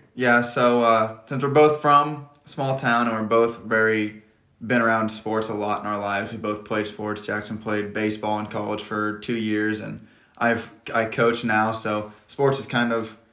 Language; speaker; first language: English; native; English